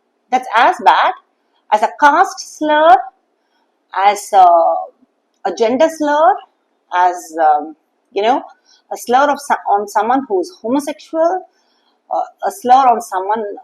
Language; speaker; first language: English; non-native, local second language; Tamil